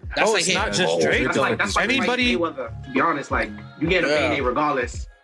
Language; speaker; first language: English; native; English